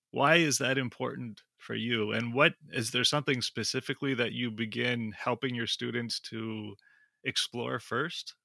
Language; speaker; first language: English; native; English